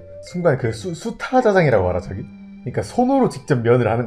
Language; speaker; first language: Korean; native; Korean